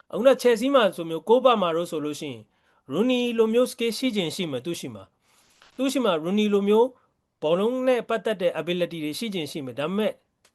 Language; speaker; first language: Burmese; native; Burmese